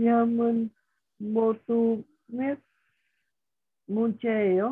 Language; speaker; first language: Korean; non-native, learner; Vietnamese